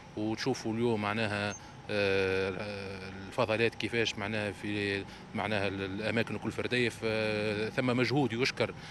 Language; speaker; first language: Arabic; native; Arabic